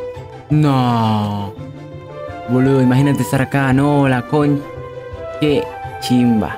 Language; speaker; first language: Spanish; native; Spanish